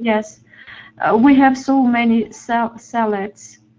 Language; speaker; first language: English; non-native, learner; Armenian